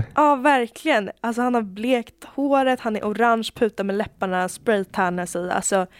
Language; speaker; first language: Swedish; native; Swedish